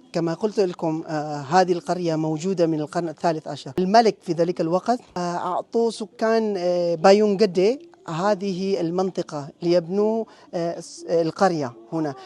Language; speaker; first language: Arabic; non-native, fluent; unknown